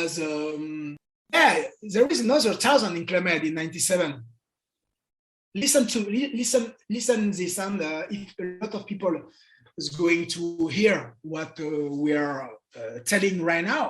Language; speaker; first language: English; non-native, learner; French